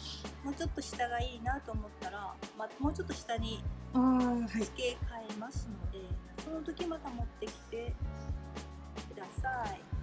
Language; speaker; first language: Japanese; native; Japanese